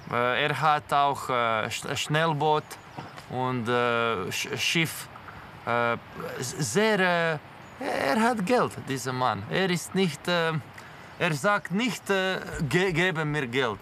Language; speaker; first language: German; non-native, learner; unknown